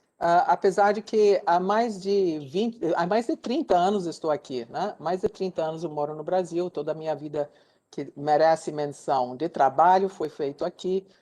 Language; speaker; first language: Portuguese; non-native, fluent; English